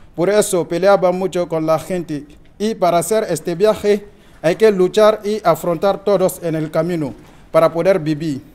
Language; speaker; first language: Spanish; non-native, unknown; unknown